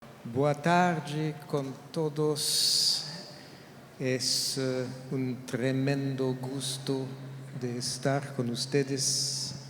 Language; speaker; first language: Spanish; non-native, fluent; French